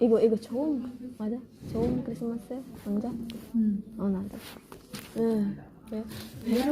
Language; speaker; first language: Korean; non-native, learner; Filipino